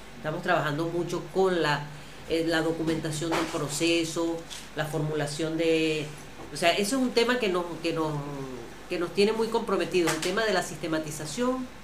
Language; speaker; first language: Spanish; native; Spanish